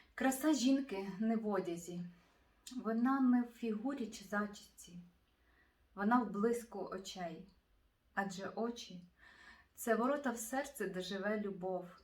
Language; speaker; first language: Ukrainian; native; Ukrainian